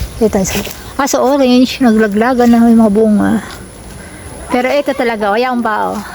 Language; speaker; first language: Filipino; non-native, local second language; Bikol